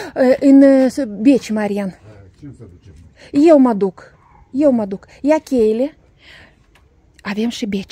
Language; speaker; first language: Romanian; non-native, learner; Russian